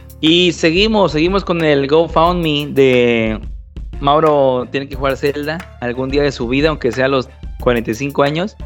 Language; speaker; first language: Spanish; native; Spanish